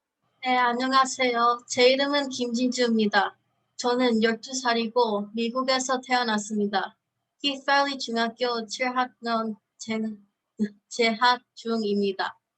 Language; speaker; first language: Korean; early bilingual, heritage; Korean